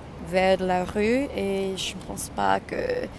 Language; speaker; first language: French; non-native, learner; English